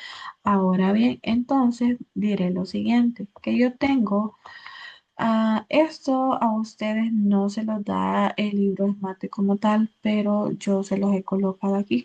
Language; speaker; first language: Spanish; native; Spanish